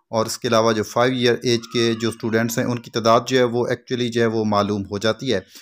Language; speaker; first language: Urdu; non-native, local second language; Punjabi